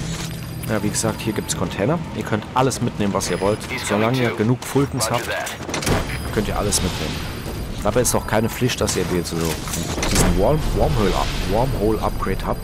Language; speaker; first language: German; native; German